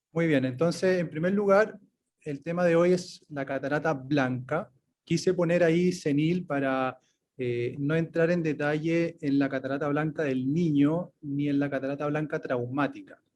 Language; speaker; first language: Spanish; native; Spanish